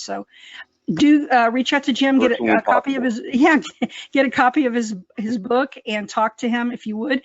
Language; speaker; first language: English; native; English